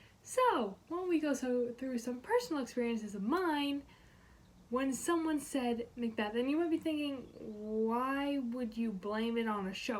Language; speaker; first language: English; native; English